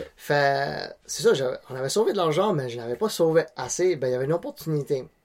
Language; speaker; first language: French; non-native, local second language; Cantonese